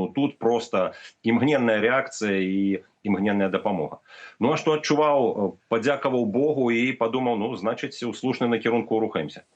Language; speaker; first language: Belarusian; native; Belarusian